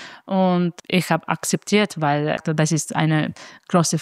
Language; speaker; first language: German; non-native, fluent; Italian